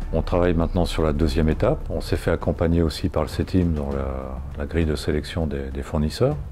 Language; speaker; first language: French; native; French